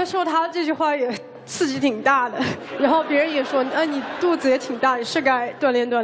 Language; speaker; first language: Chinese; native; Chinese